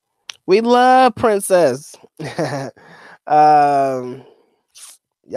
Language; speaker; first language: English; native; English